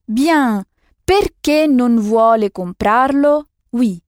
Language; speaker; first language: Italian; non-native, fluent; French